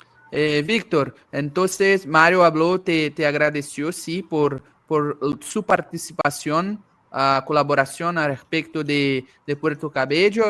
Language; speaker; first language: Spanish; non-native, learner; Portuguese